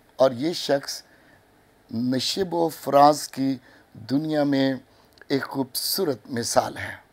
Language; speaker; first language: Urdu; non-native, local second language; Punjabi